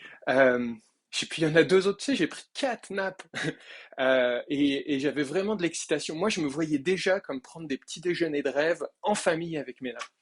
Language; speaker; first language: French; native; French